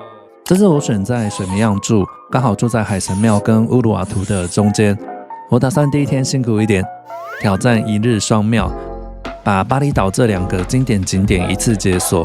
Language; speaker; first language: Chinese; native; Chinese